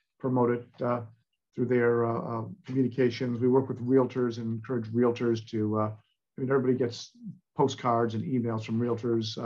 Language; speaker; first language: English; native; English